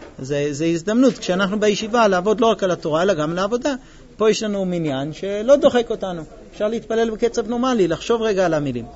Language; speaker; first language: Hebrew; non-native, fluent; English